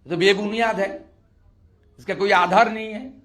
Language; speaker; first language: Hindi; non-native, local second language; Bangla